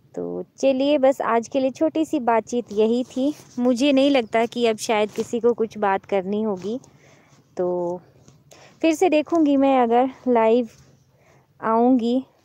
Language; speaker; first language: Hindi; native; Hindi